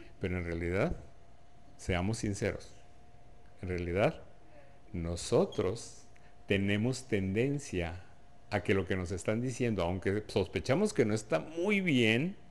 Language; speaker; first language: Spanish; native; Spanish